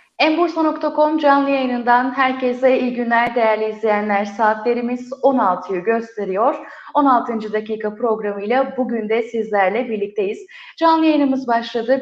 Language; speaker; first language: Turkish; native; Turkish